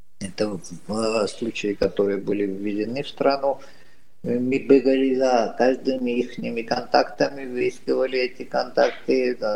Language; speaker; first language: Russian; non-native, local second language; Georgian